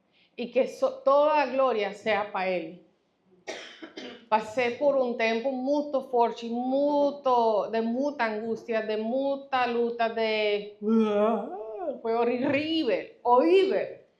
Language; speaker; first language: Portuguese; non-native, fluent; Spanish